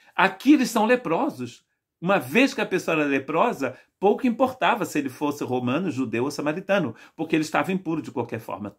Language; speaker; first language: Portuguese; native; Portuguese